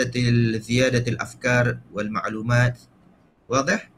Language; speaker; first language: Arabic; non-native, fluent; Malay